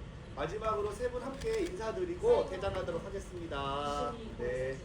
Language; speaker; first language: Korean; native; Korean